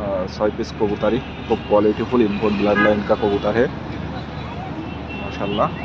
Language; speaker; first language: Hindi; non-native, learner; Bangla